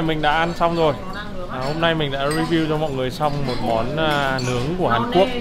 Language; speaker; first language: Vietnamese; native; Vietnamese